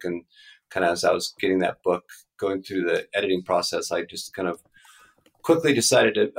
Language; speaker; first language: English; native; English